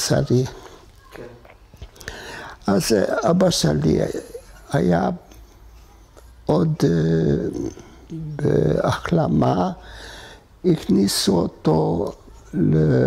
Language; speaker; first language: Hebrew; non-native, fluent; Hungarian